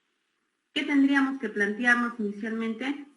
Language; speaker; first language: Spanish; native; Spanish